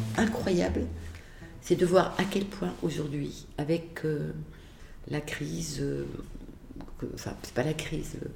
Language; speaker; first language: French; native; French